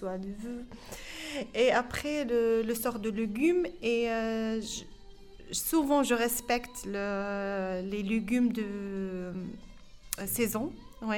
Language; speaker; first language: French; non-native, fluent; Arabic